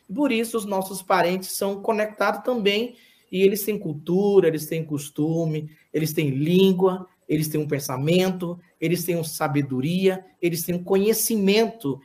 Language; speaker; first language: Portuguese; non-native, local second language; Yanomámi